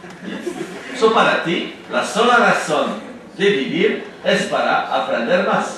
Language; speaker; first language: Spanish; non-native, fluent; French